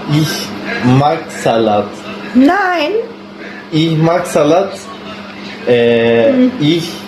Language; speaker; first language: German; non-native, learner; Turkish